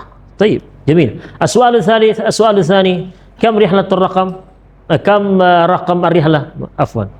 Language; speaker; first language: Arabic; non-native, fluent; Indonesian